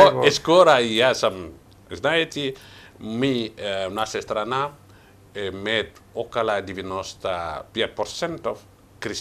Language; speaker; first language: Russian; non-native, learner; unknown